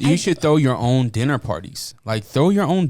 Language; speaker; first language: English; native; English